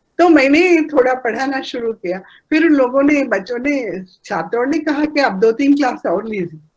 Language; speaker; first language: Hindi; non-native, local second language; Telugu